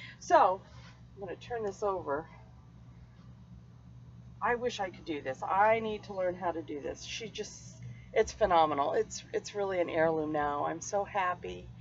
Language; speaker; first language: English; native; English